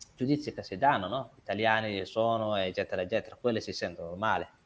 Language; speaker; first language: Italian; non-native, fluent; Somali